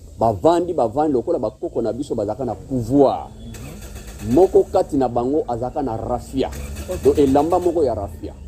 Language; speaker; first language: Lingala; non-native, local second language; Kongo